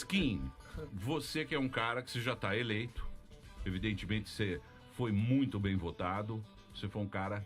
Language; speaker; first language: Portuguese; native; Portuguese